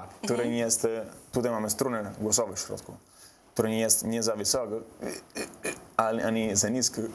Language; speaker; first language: Polish; non-native, learner; Italian